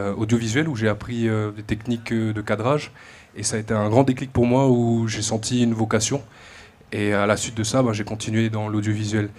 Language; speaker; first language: French; native; French